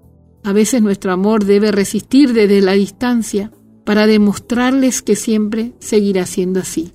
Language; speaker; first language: Spanish; native; Spanish